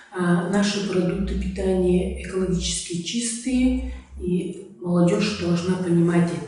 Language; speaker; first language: Russian; non-native, local second language; Yakut